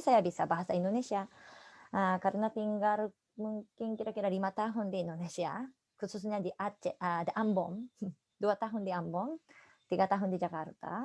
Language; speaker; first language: Indonesian; non-native, fluent; Japanese